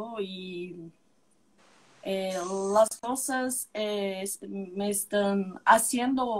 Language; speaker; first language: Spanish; non-native, learner; Portuguese